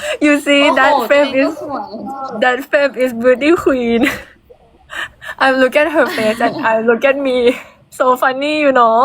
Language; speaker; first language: English; non-native, learner; Thai